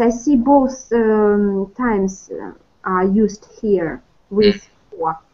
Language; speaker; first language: English; non-native, learner; Russian